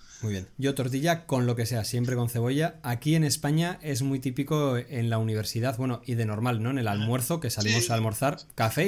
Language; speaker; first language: Spanish; native; Spanish